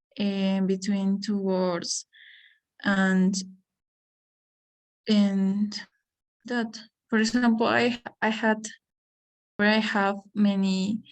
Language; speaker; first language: English; non-native, learner; Spanish